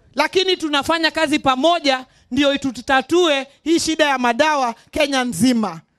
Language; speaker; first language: Swahili; non-native, local second language; Luo (Kenya and Tanzania)